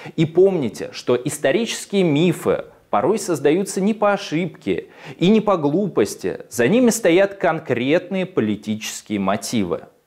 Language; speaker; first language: Russian; native; Russian